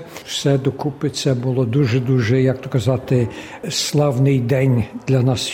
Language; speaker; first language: Ukrainian; early bilingual, heritage; Ukrainian